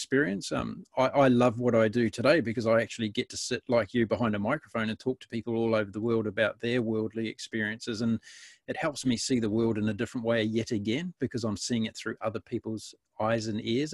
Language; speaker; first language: English; native; English